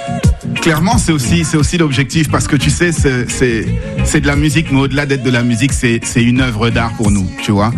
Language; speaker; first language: French; native; French